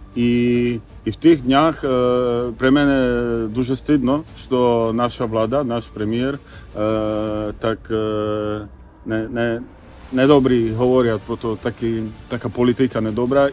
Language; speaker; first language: Ukrainian; non-native, learner; Slovak